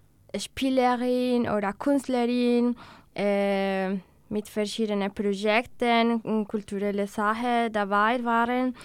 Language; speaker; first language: German; non-native, learner; Spanish